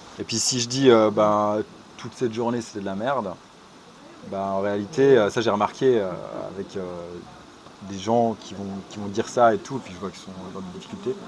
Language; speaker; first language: French; native; French